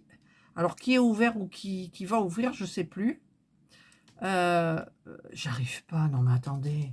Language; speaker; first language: French; native; French